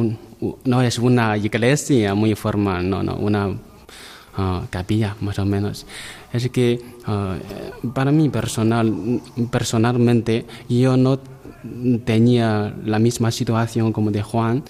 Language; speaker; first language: Spanish; non-native, learner; Chinese